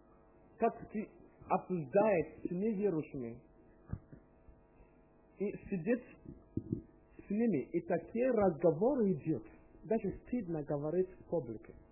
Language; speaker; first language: Russian; non-native, learner; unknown